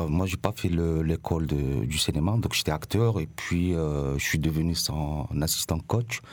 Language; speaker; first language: French; non-native, local second language; Arabic